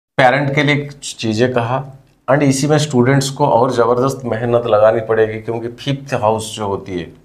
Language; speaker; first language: Hindi; non-native, local second language; Odia